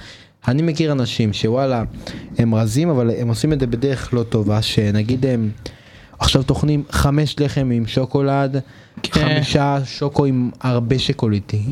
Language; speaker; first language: Hebrew; native; Hebrew